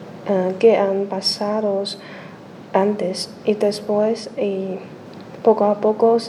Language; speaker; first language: Spanish; non-native, learner; Chinese